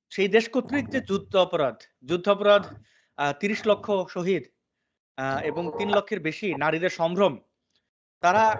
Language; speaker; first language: Bangla; native; Bangla